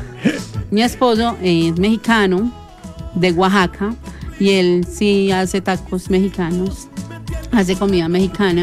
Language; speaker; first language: Spanish; native; Spanish